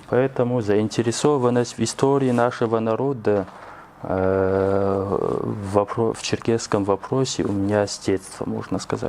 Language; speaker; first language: Russian; non-native, local second language; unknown